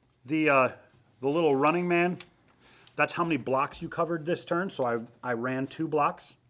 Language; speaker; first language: English; native; English